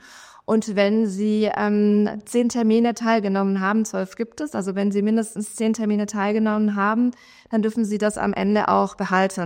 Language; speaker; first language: German; native; German